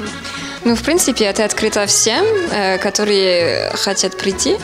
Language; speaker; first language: Russian; non-native, fluent; French